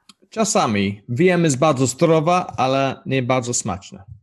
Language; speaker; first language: Polish; non-native, learner; English